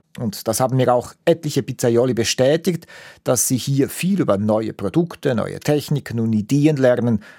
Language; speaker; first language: German; native; German